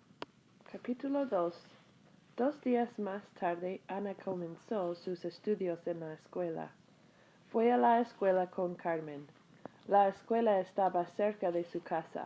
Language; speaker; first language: Spanish; non-native, fluent; English